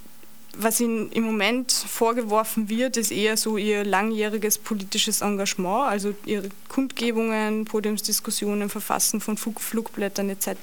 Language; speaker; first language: German; native; German